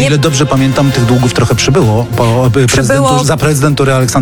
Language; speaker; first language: Polish; native; Polish